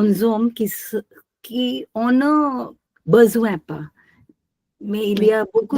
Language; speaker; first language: French; non-native, learner; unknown